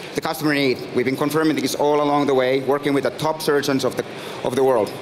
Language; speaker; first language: English; non-native, fluent; Finnish